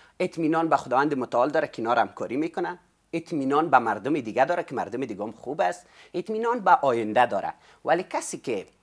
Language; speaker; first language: Persian; native; Persian